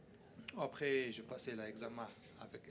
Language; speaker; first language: French; non-native, learner; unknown